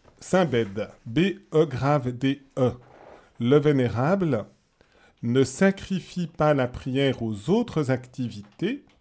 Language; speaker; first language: French; native; French